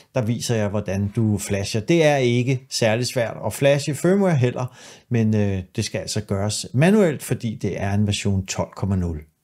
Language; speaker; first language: Danish; native; Danish